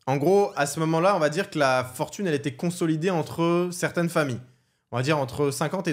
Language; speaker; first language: French; native; French